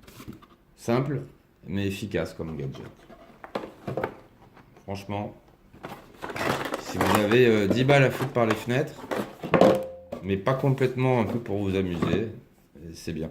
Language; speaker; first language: French; native; French